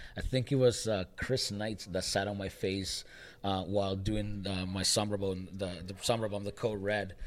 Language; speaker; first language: English; early bilingual, other home language; Spanish